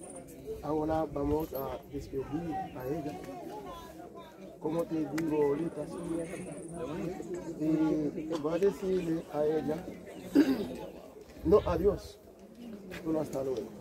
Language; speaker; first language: Spanish; non-native, learner; Haitian Creole